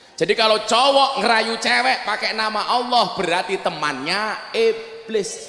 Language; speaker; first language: Indonesian; non-native, local second language; Javanese